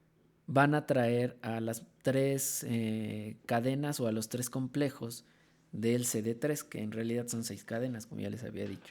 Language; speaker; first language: Spanish; native; Spanish